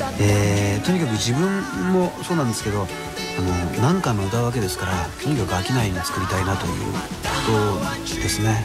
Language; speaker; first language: Japanese; native; Japanese